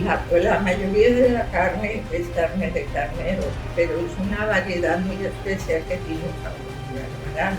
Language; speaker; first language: Spanish; non-native, fluent; Arabic